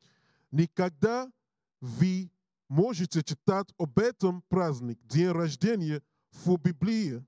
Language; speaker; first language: Russian; non-native, learner; English